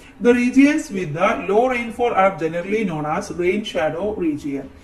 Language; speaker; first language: English; non-native, local second language; Malayalam